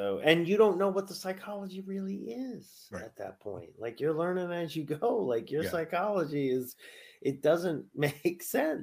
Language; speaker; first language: English; native; English